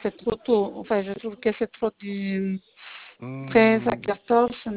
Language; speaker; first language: French; non-native, fluent; Italian